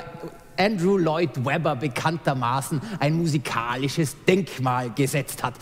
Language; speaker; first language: German; native; German